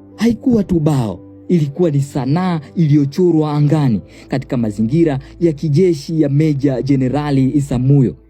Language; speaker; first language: Swahili; native; Swahili